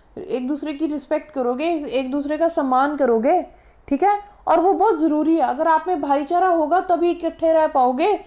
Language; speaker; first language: Hindi; non-native, local second language; Punjabi